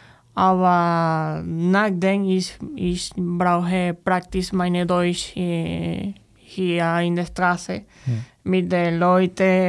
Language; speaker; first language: German; non-native, learner; Spanish